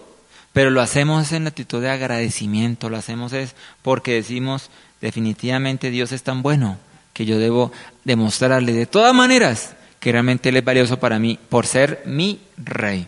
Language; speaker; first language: Spanish; native; Spanish